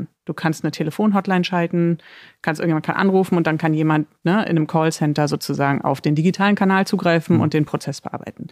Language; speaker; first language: German; native; German